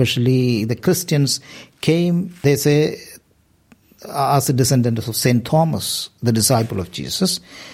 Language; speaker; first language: English; non-native, local second language; Malayalam